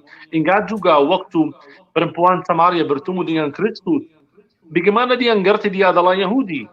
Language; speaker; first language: Indonesian; non-native, fluent; Arabic